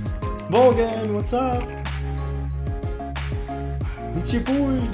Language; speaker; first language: English; native; English